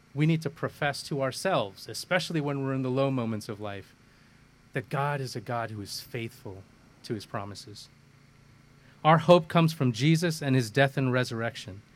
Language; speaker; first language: English; early bilingual, other home language; Malayalam